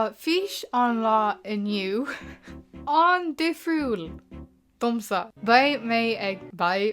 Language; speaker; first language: Irish; non-native, local second language; English